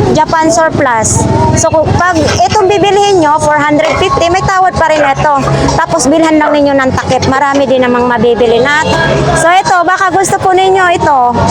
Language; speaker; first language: Filipino; non-native, local second language; Cebuano